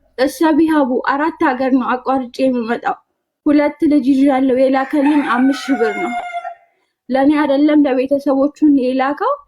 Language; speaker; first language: Amharic; native; Amharic